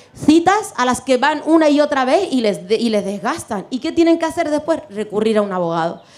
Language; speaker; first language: Spanish; non-native, fluent; Arabic